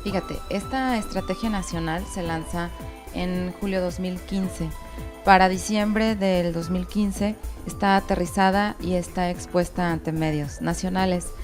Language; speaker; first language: Spanish; native; Spanish